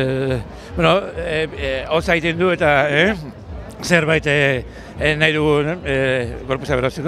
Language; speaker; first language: Basque; non-native, local second language; Spanish